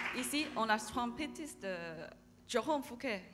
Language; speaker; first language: French; non-native, learner; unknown